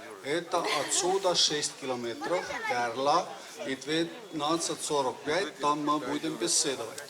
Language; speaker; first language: Russian; non-native, learner; Estonian